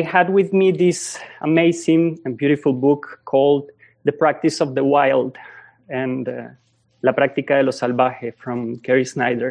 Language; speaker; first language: English; non-native, fluent; Spanish